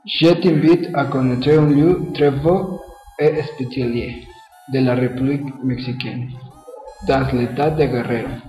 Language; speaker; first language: French; non-native, learner; Spanish